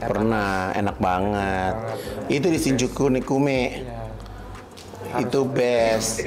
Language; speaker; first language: Indonesian; native; Indonesian